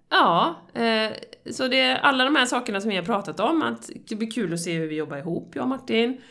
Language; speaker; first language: Swedish; native; Swedish